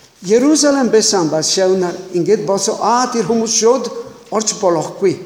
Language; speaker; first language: Mongolian; non-native, learner; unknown